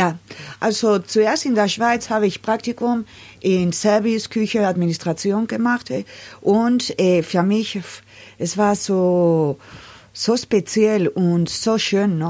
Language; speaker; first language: German; non-native, learner; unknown